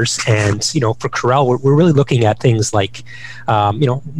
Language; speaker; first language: English; native; English